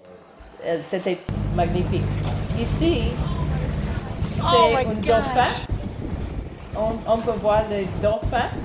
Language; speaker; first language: French; non-native, learner; English